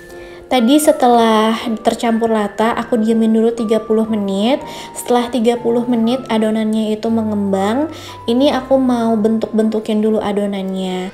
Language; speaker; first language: Indonesian; native; Indonesian